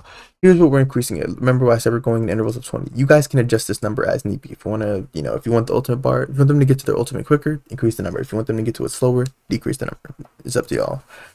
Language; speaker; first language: English; native; English